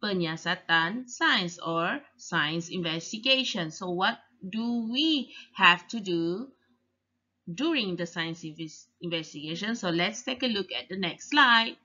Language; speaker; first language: English; non-native, local second language; Malay